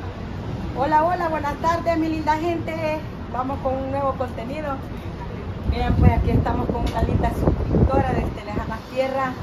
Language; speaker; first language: Spanish; native; Spanish